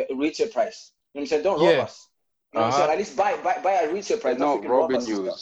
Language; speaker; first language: English; non-native, fluent; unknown